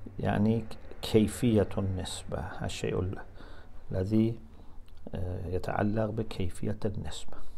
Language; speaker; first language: Arabic; non-native, fluent; Persian